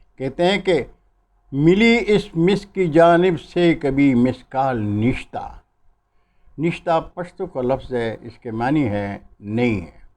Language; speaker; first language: Urdu; non-native, local second language; Pashto